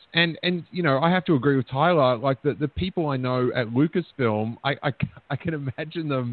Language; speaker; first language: English; native; English